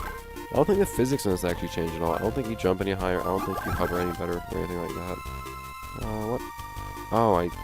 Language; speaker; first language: English; native; English